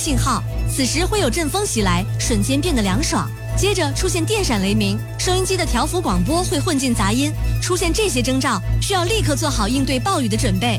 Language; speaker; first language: Chinese; native; Chinese